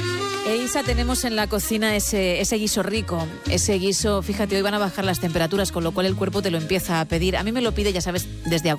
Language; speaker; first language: Spanish; native; Spanish